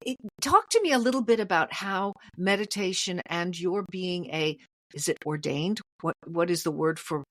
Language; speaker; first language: English; native; English